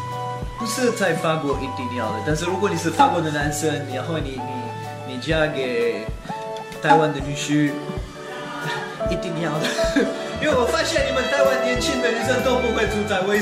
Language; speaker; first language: Chinese; non-native, fluent; French